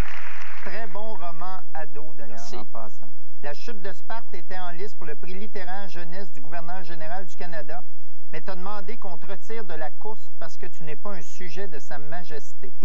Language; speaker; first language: French; native; French